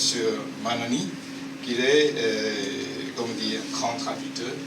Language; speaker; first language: French; non-native, fluent; Chinese